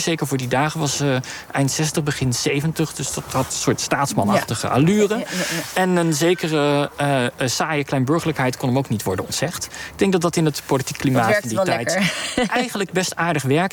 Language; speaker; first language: Dutch; native; Dutch